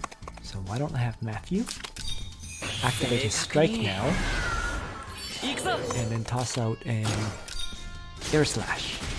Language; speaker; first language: English; native; English